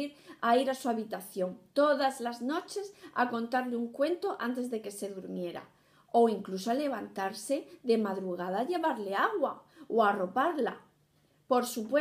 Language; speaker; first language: Spanish; native; Spanish